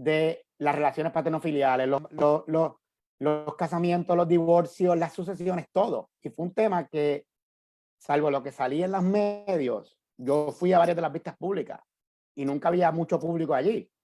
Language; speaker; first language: Spanish; native; Spanish